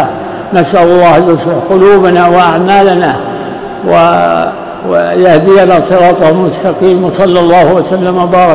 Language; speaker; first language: Arabic; native; Arabic